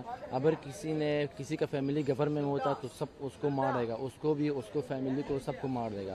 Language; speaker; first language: Hindi; non-native, learner; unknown